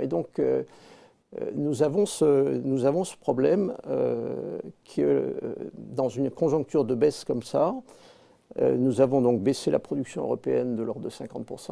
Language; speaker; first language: French; native; French